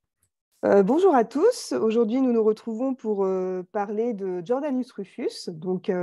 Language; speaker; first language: French; native; French